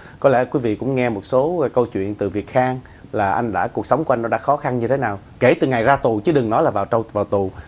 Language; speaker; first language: Vietnamese; early bilingual, other home language; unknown